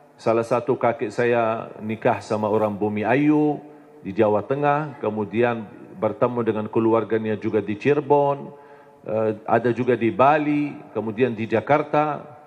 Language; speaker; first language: Indonesian; non-native, fluent; Arabic